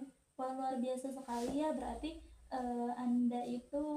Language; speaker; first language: Indonesian; native; Indonesian